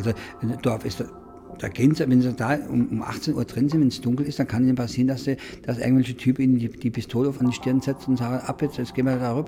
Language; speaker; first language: German; native; German